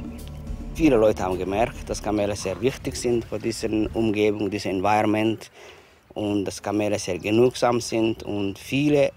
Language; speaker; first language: German; non-native, fluent; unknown